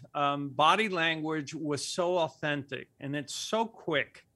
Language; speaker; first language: English; early bilingual, other home language; Spanish